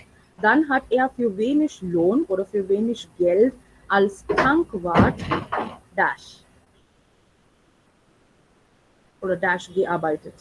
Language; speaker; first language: German; non-native, fluent; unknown